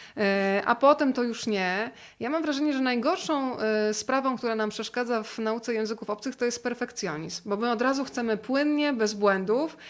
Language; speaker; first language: Polish; native; Polish